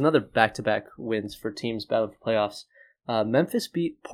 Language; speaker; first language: English; native; English